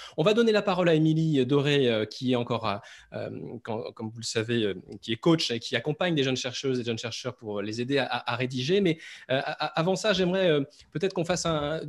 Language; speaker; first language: French; native; French